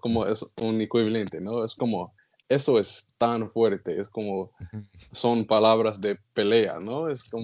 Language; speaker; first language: Spanish; non-native, learner; English